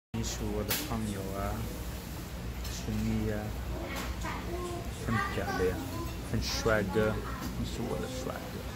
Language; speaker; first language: Chinese; non-native, learner; English